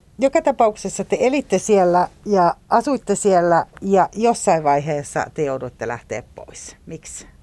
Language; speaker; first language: Finnish; native; Finnish